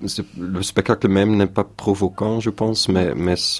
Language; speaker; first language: French; non-native, local second language; Dutch